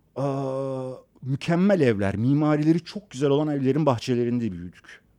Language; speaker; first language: Turkish; early bilingual, other home language; Persian